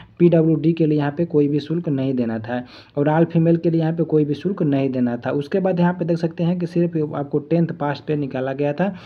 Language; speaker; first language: Hindi; native; Hindi